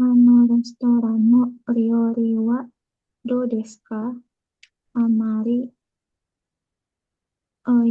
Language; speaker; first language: Japanese; non-native, learner; Indonesian